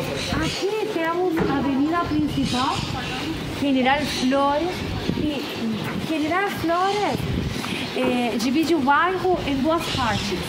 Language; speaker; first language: Portuguese; non-native, fluent; Spanish